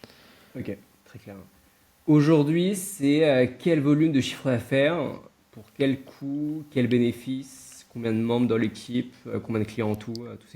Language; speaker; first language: French; native; French